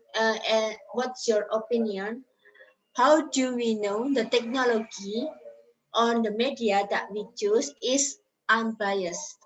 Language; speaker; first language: English; non-native, learner; Indonesian